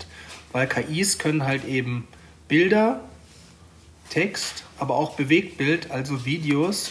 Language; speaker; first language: German; native; German